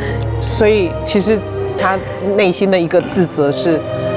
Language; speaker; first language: Chinese; native; Chinese